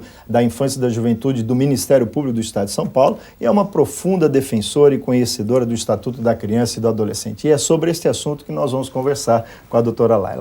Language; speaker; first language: Portuguese; native; Portuguese